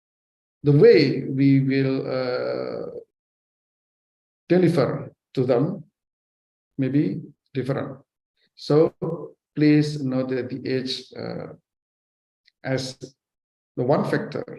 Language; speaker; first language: English; non-native, fluent; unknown